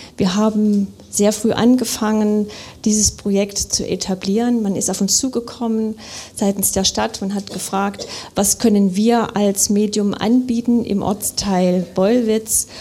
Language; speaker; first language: German; native; German